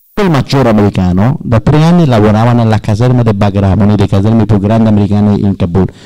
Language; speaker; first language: Italian; non-native, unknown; Persian